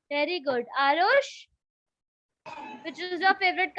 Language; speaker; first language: English; non-native, local second language; Hindi